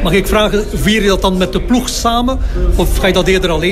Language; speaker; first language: Dutch; native; Dutch